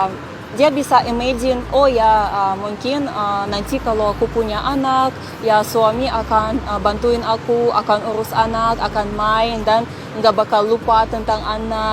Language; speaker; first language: Indonesian; non-native, fluent; Russian